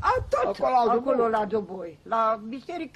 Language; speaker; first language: Romanian; non-native, local second language; Hungarian